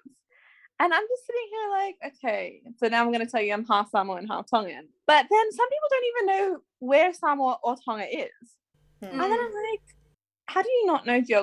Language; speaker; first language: English; non-native, local second language; Tongan